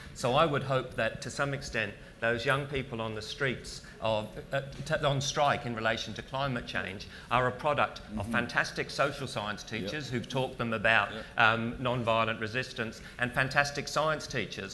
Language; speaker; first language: English; native; English